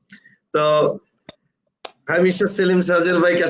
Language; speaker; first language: Hindi; non-native, fluent; Bangla